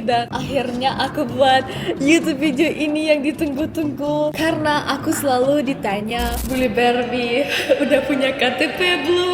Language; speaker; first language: Indonesian; non-native, fluent; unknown